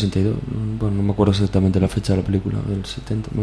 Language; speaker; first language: Spanish; native; Spanish